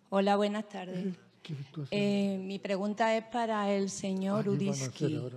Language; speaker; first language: Spanish; native; Spanish